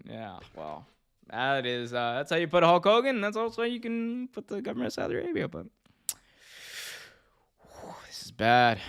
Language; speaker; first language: English; native; English